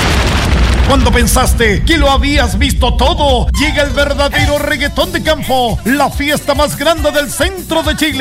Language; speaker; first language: Spanish; native; Spanish